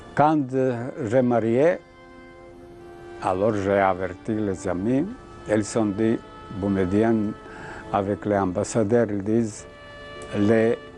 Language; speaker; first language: French; non-native, fluent; Serbian